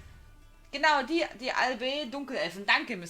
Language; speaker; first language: German; native; German